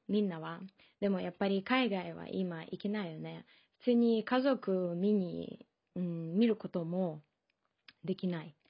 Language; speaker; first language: Japanese; non-native, fluent; Russian